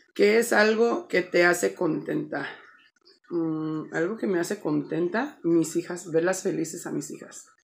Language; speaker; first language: Spanish; early bilingual, heritage; Spanish